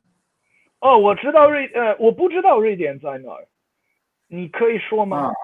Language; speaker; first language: Chinese; non-native, fluent; Swedish